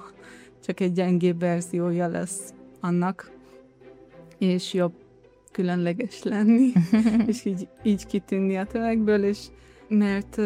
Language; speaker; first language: Hungarian; early bilingual, heritage; Hungarian